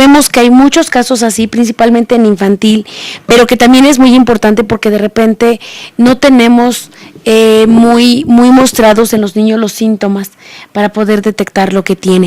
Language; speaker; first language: Spanish; native; Spanish